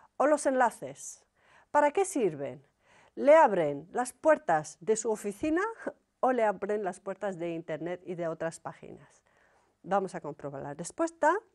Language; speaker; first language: Spanish; non-native, fluent; Arabic